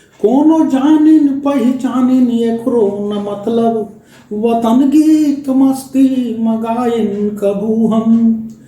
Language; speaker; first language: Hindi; native; Hindi